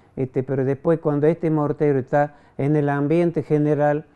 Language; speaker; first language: Spanish; non-native, fluent; French